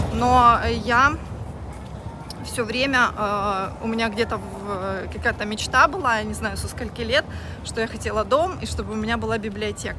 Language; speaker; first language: Russian; native; Russian